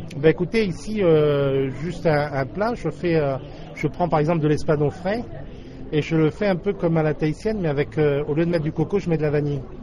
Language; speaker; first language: French; native; French